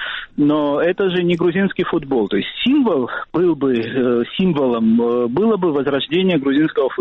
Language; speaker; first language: Russian; non-native, fluent; Georgian